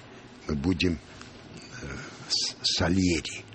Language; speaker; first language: Russian; non-native, local second language; Armenian